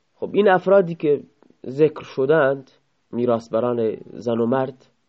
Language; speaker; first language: Persian; native; Persian